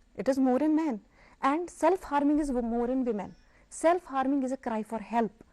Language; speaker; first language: English; non-native, local second language; Urdu